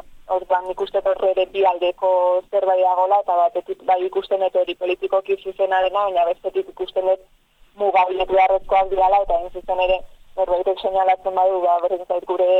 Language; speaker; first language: Basque; native; Basque